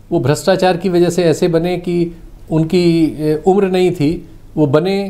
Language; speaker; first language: Hindi; native; Hindi